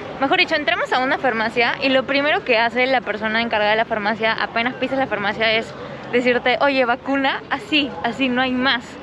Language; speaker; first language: Spanish; native; Spanish